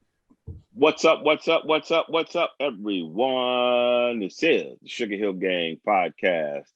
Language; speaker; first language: English; native; English